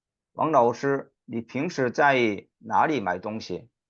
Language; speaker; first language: Chinese; non-native, fluent; Korean